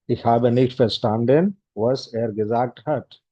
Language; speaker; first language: German; non-native, fluent; Hindi